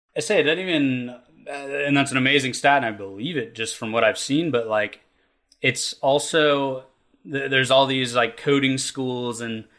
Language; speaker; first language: English; native; English